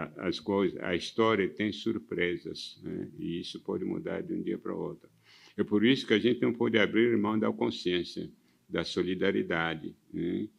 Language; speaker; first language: Portuguese; non-native, fluent; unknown